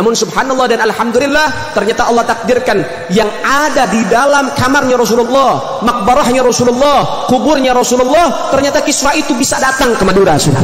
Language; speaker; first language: Indonesian; non-native, local second language; Madurese